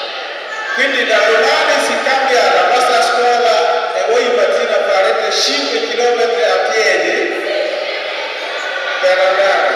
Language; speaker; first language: Italian; non-native, fluent; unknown